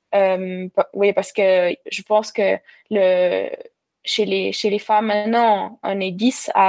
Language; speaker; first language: French; native; French